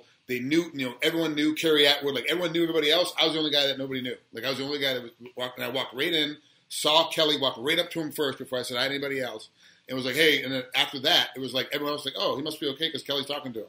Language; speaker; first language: English; native; English